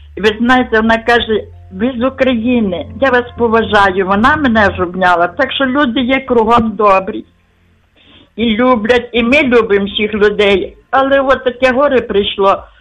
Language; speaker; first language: Ukrainian; native; Ukrainian